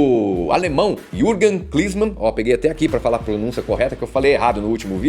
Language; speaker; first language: Portuguese; native; Portuguese